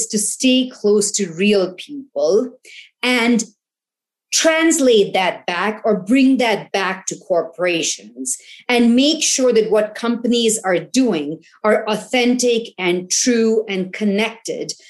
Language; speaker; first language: English; non-native, local second language; Tamil